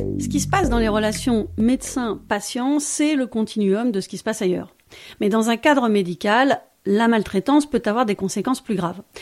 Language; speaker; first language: French; native; French